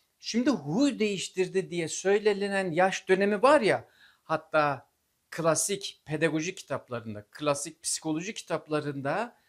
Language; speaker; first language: Turkish; native; Turkish